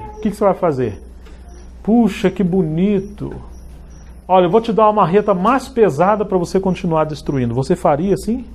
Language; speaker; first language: Portuguese; native; Portuguese